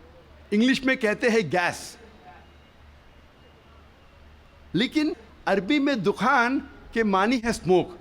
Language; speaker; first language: Urdu; native; Urdu